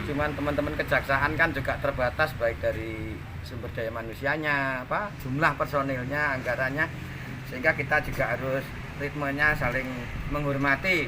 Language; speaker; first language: Indonesian; non-native, local second language; Javanese